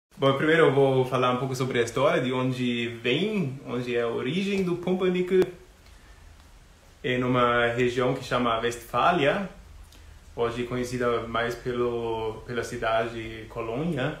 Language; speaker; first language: Portuguese; non-native, fluent; German